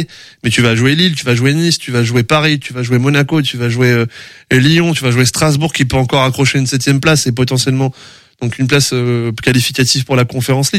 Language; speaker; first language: French; native; French